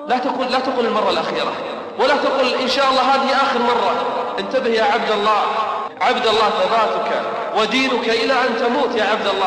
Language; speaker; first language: Arabic; native; Arabic